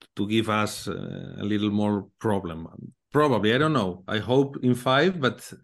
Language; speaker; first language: English; non-native, learner; Spanish